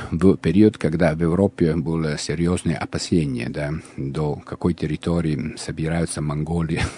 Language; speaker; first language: Russian; non-native, fluent; Italian